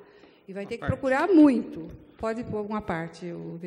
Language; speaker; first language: Portuguese; native; Portuguese